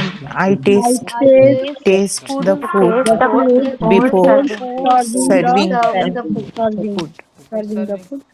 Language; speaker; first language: English; non-native, learner; Hindi